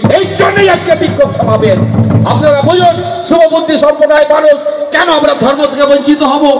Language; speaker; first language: Bangla; non-native, local second language; Santali